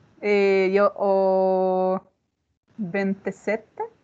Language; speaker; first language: Italian; non-native, learner; Spanish